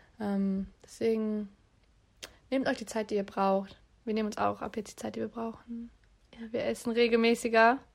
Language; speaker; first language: German; early bilingual, other home language; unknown